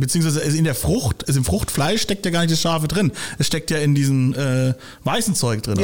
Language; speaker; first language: German; native; German